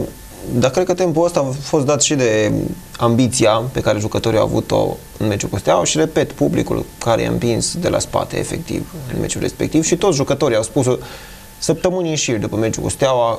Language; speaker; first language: Romanian; native; Romanian